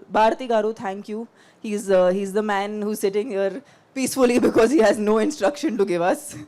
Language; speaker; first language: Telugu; non-native, fluent; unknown